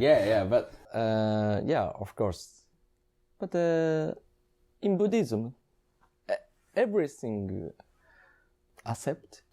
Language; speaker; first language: English; non-native, learner; Japanese